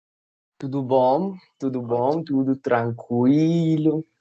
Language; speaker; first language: Portuguese; non-native, learner; Spanish